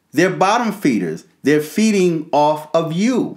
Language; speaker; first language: English; native; English